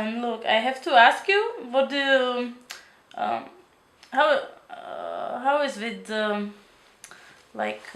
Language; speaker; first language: English; non-native, learner; Czech